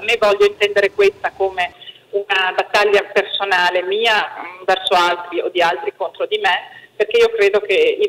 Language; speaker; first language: Italian; native; Italian